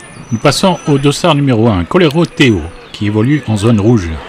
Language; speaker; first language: French; native; French